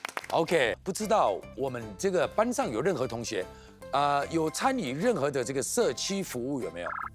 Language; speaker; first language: Chinese; native; Chinese